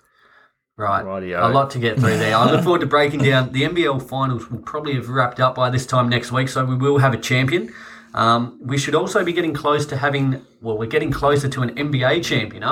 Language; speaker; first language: English; native; English